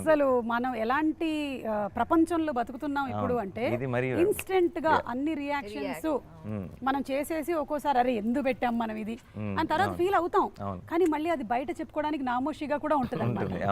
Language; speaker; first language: Telugu; native; Telugu